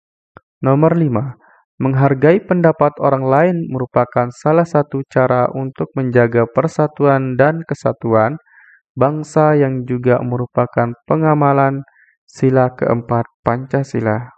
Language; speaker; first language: Indonesian; native; Indonesian